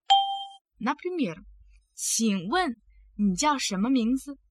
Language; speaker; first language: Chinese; non-native, fluent; Russian